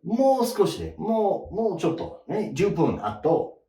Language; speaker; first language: Japanese; non-native, learner; English